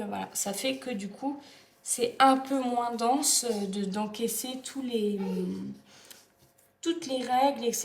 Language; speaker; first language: French; native; French